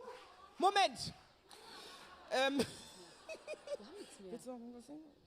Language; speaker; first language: German; native; German